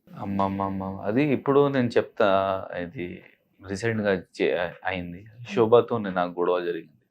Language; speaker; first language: Telugu; non-native, learner; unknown